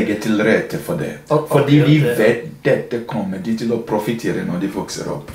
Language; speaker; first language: Norwegian; non-native, fluent; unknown